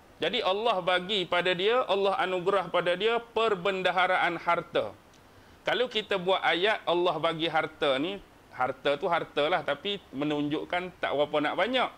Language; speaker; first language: Malay; native; Malay